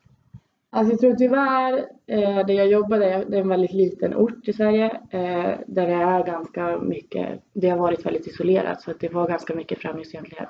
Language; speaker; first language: Swedish; native; Swedish